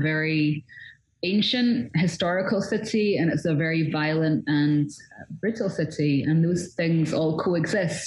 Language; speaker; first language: English; native; English